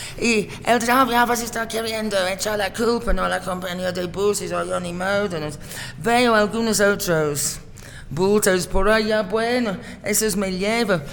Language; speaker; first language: Spanish; non-native, fluent; English